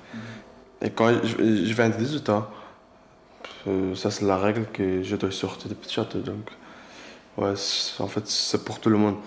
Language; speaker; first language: French; non-native, learner; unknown